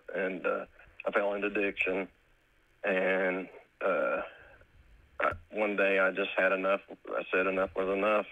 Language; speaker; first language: English; native; English